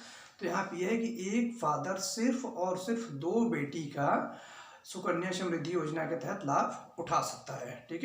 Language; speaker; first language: Hindi; native; Hindi